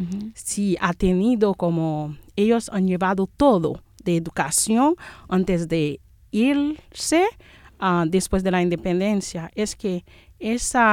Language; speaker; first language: Spanish; non-native, fluent; Haitian Creole